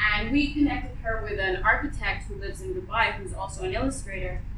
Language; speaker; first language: English; early bilingual, other home language; Arabic